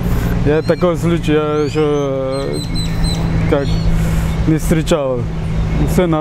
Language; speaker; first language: Russian; non-native, local second language; Uzbek